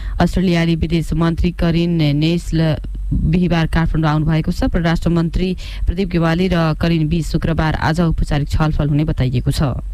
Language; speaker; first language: Nepali; native; Nepali